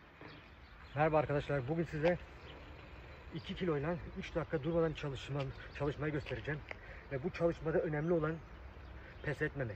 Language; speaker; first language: Turkish; early bilingual, heritage; Turkish